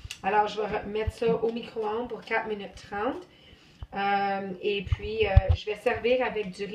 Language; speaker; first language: French; native; French